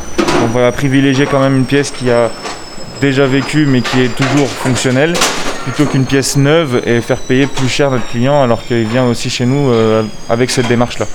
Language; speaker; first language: French; native; French